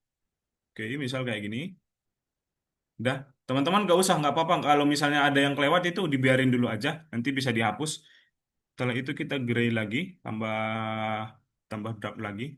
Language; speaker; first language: Indonesian; native; Indonesian